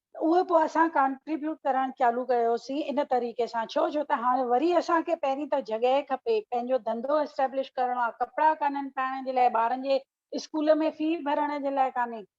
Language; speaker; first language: Sindhi; early bilingual, heritage; Sindhi